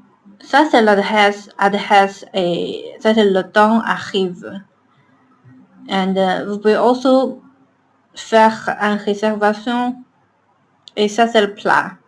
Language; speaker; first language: French; non-native, learner; Chinese